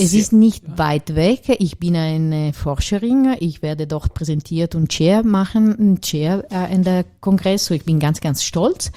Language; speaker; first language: German; non-native, fluent; Italian